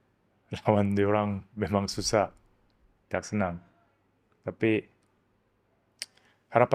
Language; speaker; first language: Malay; non-native, learner; Korean